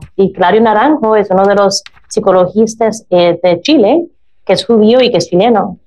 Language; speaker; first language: Spanish; early bilingual, heritage; Spanish